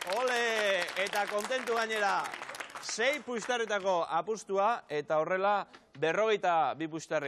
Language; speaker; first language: Basque; native; Basque